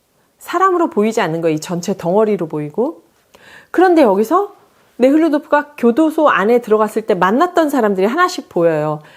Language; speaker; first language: Korean; native; Korean